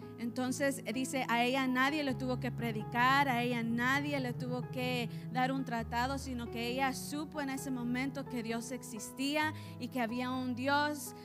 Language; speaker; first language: Spanish; early bilingual, heritage; Spanish